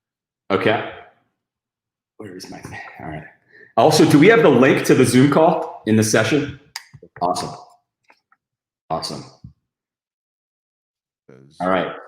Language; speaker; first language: English; native; English